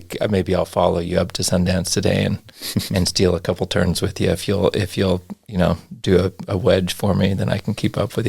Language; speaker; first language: English; native; English